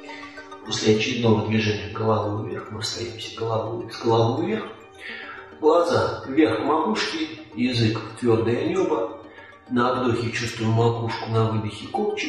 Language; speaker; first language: Russian; native; Russian